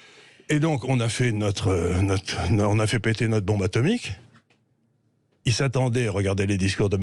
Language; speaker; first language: French; native; French